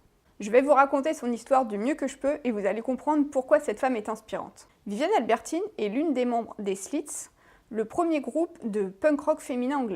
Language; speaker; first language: French; native; French